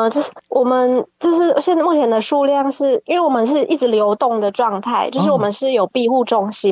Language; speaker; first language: Chinese; native; Chinese